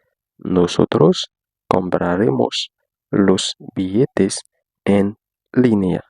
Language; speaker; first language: Spanish; non-native, fluent; Haitian Creole